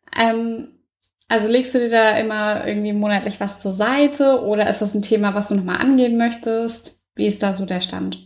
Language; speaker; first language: German; native; German